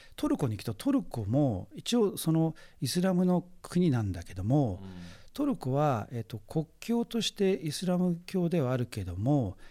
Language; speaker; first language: Japanese; native; Japanese